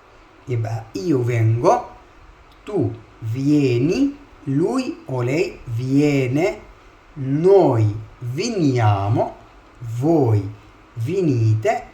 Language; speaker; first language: Italian; non-native, fluent; Arabic